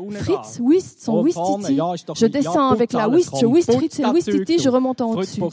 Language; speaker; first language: French; native; French